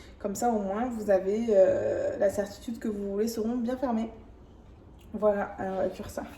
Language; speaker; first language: French; early bilingual, other home language; Arabic